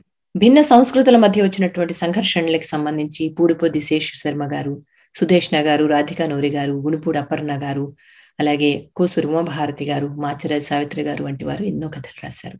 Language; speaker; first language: Telugu; native; Telugu